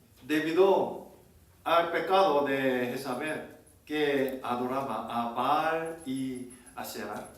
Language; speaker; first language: Spanish; non-native, learner; Korean